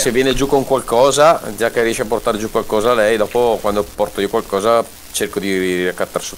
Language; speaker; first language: Italian; native; Italian